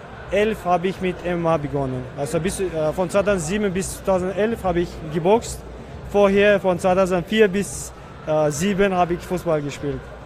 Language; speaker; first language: German; non-native, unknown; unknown